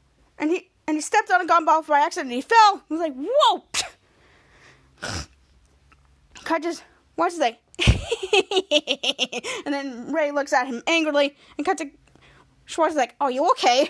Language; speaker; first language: English; native; English